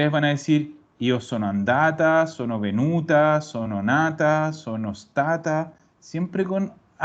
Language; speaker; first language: Italian; non-native, fluent; Spanish